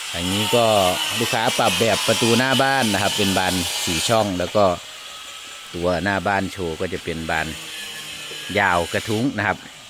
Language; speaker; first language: Thai; native; Thai